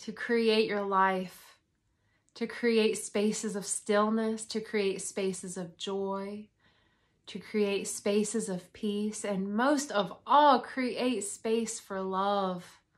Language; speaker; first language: English; native; English